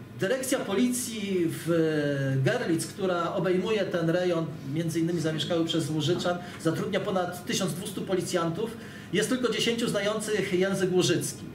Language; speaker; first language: Polish; native; Polish